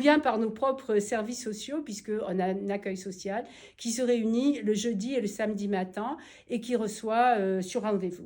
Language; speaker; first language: French; native; French